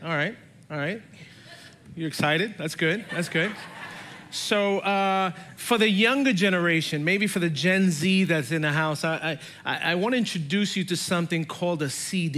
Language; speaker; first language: English; native; English